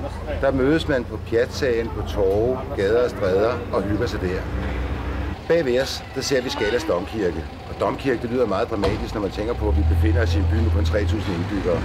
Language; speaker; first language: Danish; native; Danish